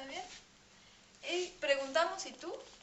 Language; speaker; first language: Spanish; non-native, fluent; French